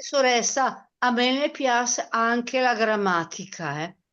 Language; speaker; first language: Italian; native; Italian